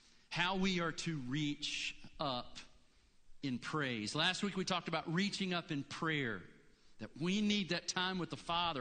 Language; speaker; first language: English; native; English